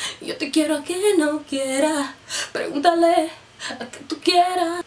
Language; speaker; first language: Spanish; early bilingual, heritage; Spanish